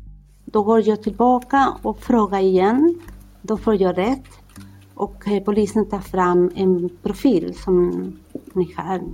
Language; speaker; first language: Swedish; non-native, fluent; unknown